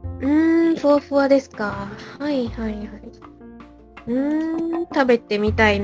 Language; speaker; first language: Japanese; non-native, learner; Malay